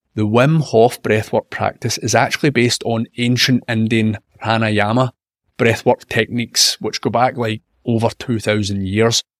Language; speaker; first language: English; native; English